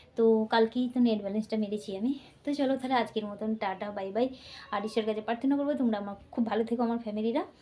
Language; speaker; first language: Bangla; non-native, local second language; Santali